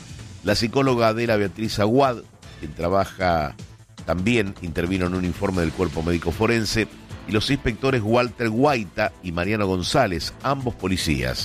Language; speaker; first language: Spanish; native; Spanish